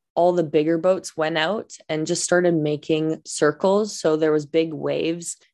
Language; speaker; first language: English; native; English